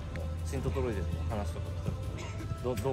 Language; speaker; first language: Japanese; native; Japanese